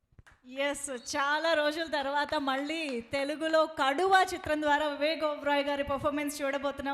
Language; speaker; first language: Telugu; native; Telugu